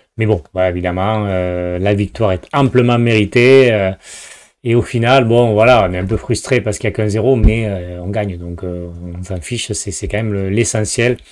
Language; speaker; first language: French; native; French